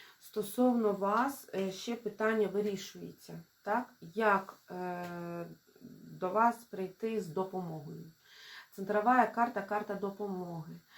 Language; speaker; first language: Ukrainian; non-native, local second language; Russian